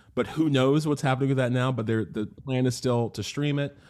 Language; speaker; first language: English; native; English